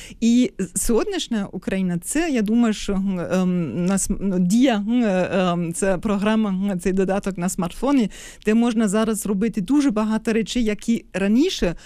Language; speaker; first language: Ukrainian; non-native, fluent; German